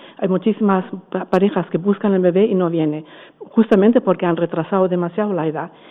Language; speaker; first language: Spanish; non-native, fluent; German